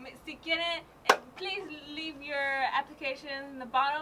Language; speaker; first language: English; early bilingual, other home language; Spanish